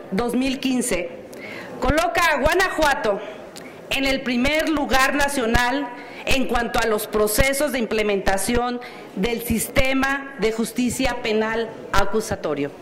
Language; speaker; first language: Spanish; native; Spanish